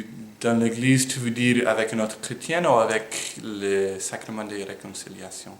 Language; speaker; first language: French; non-native, fluent; English